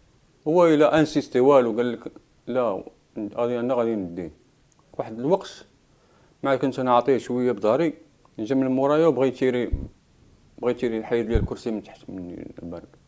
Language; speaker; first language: Arabic; native; Arabic